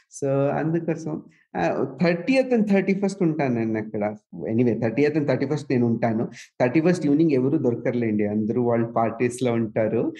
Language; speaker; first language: Telugu; non-native, local second language; Kannada